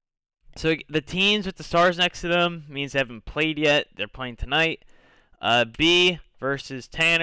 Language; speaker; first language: English; native; English